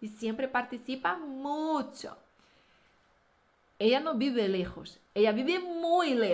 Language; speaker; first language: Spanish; non-native, fluent; Portuguese